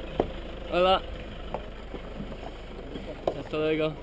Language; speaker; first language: Spanish; non-native, learner; English